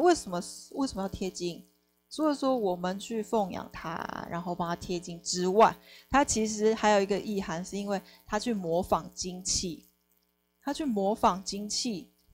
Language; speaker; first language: Chinese; native; Chinese